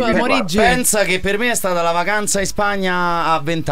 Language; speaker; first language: Italian; native; Italian